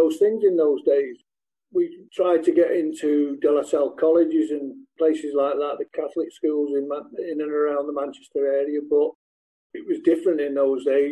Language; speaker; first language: English; native; English